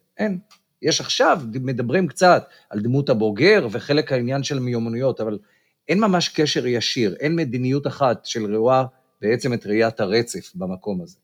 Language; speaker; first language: Hebrew; native; Hebrew